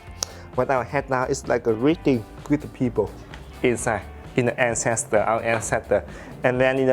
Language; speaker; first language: English; non-native, fluent; Vietnamese